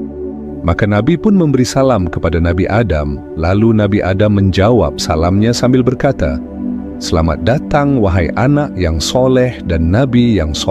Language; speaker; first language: Indonesian; native; Indonesian